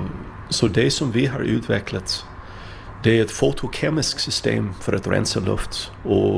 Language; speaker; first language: Swedish; non-native, fluent; English